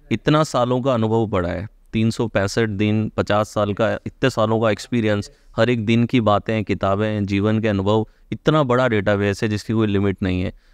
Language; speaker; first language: Hindi; native; Hindi